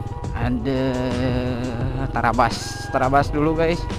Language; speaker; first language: Indonesian; non-native, local second language; Sundanese